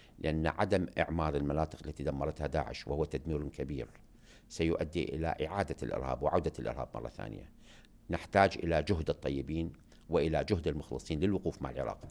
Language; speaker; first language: Arabic; native; Arabic